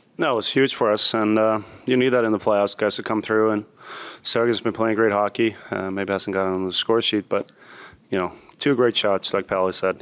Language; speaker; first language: English; non-native, fluent; Swedish